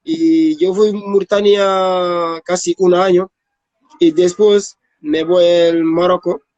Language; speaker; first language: Spanish; non-native, learner; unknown